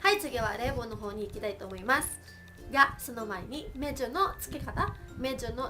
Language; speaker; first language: Japanese; early bilingual, other home language; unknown